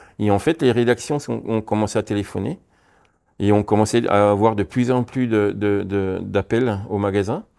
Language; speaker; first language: French; native; French